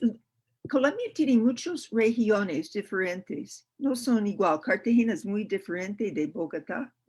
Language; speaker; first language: Spanish; non-native, learner; English